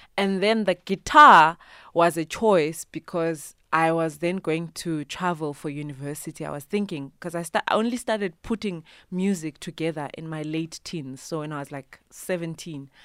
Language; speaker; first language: English; non-native, local second language; North Ndebele